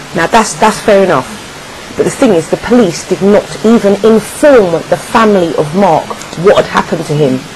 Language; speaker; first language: English; native; English